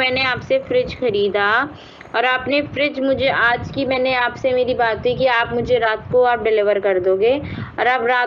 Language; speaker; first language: Hindi; native; Hindi